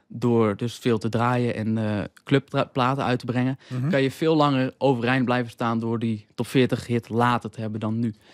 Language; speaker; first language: Dutch; native; Dutch